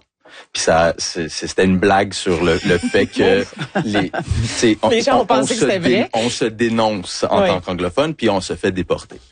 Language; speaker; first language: French; early bilingual, heritage; French